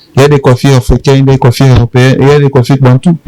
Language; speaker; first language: French; non-native, local second language; Rundi